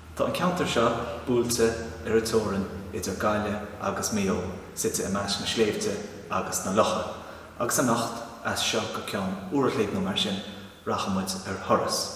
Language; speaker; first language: Irish; native; Irish